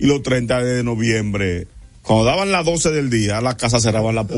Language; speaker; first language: Spanish; native; Spanish